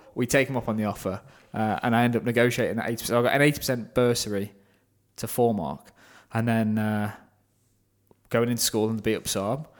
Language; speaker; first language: English; native; English